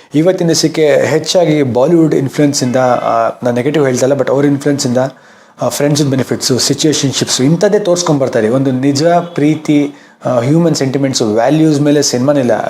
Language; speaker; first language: Kannada; native; Kannada